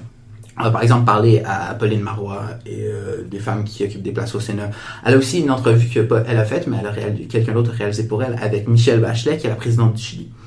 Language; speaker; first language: French; native; French